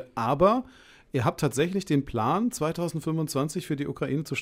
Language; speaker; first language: German; native; German